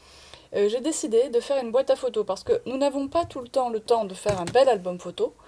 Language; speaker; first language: French; native; French